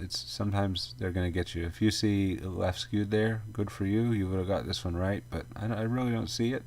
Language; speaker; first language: English; native; English